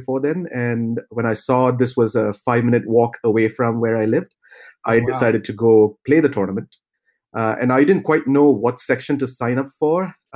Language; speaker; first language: English; non-native, local second language; Malayalam